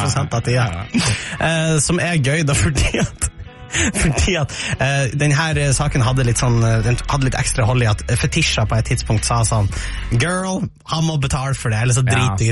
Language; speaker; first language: Norwegian; native; Norwegian